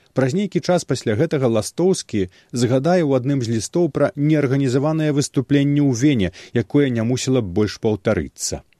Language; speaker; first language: Belarusian; native; Belarusian